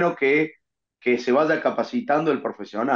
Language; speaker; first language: Spanish; native; Spanish